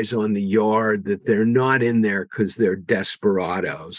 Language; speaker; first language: English; native; English